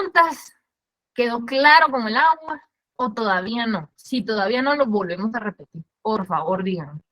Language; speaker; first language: Spanish; native; Spanish